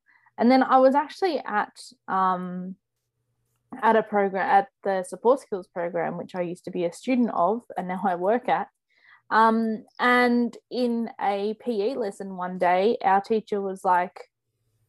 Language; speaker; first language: English; native; English